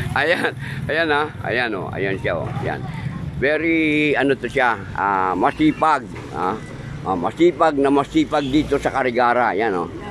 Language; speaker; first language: Filipino; non-native, local second language; Waray